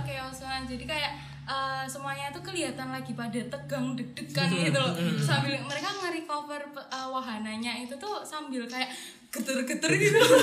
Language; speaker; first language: Indonesian; native; Indonesian